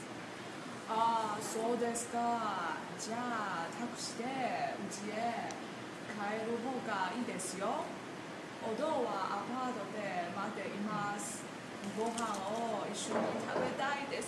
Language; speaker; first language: Japanese; non-native, learner; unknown